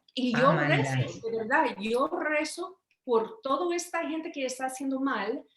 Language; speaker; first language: Spanish; early bilingual, heritage; Spanish